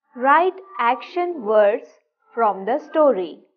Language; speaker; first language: English; non-native, local second language; Gujarati